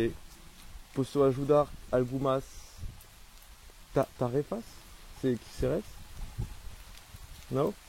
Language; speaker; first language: Portuguese; non-native, learner; French